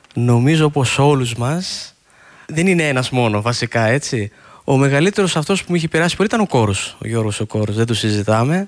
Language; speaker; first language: Greek; native; Greek